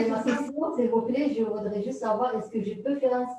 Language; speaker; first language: French; non-native, learner; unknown